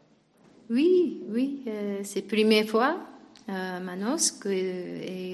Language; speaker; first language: French; non-native, learner; Japanese